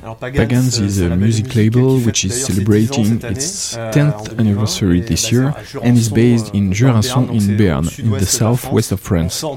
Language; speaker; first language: English; non-native, fluent; French